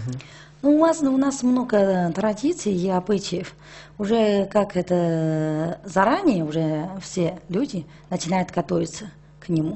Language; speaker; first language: Russian; non-native, learner; Chinese